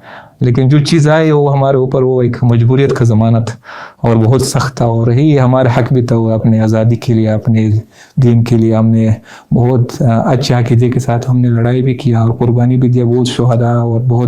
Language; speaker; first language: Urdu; non-native, learner; Pashto